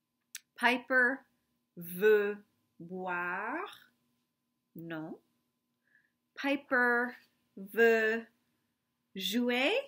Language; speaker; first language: French; non-native, fluent; English